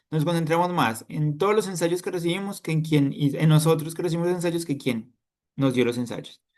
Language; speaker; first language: Spanish; native; Spanish